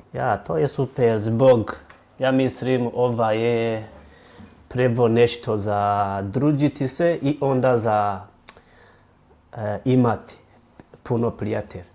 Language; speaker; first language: Bosnian; non-native, learner; Rundi